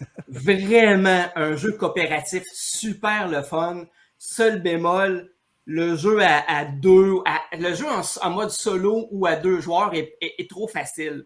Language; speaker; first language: French; native; French